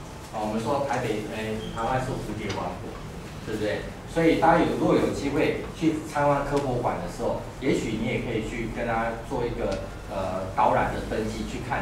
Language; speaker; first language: Chinese; native; Chinese